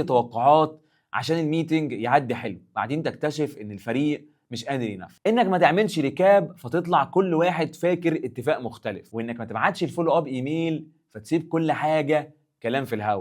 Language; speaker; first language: Arabic; native; Arabic